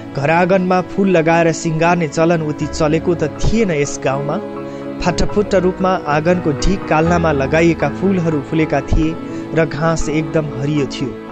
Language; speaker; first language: Nepali; native; Nepali